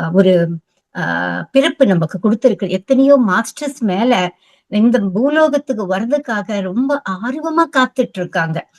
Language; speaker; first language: Tamil; non-native, local second language; Telugu